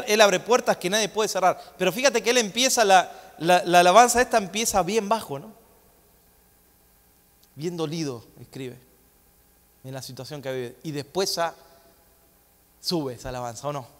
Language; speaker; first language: Spanish; native; Spanish